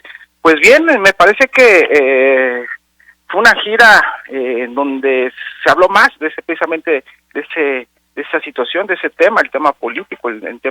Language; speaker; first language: Spanish; native; Spanish